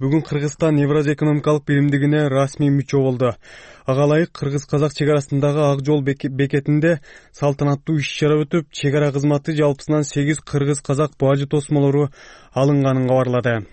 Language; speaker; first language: Kyrgyz; native; Kyrgyz